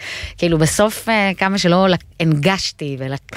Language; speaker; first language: Hebrew; native; Hebrew